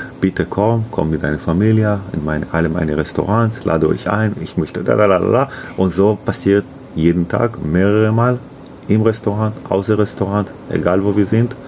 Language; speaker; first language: German; non-native, learner; Hebrew